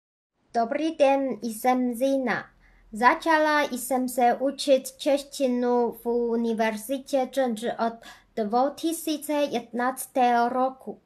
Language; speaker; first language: Czech; non-native, learner; Chinese